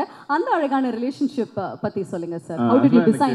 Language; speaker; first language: Tamil; native; Tamil